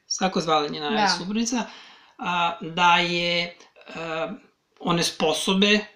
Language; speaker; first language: Serbian; native; Serbian